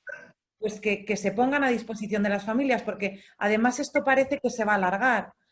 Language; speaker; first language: Spanish; native; Spanish